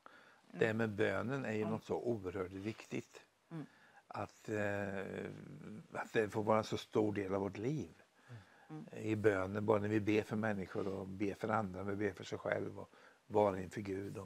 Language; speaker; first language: Swedish; native; Swedish